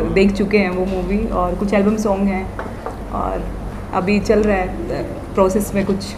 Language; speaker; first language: Hindi; native; Hindi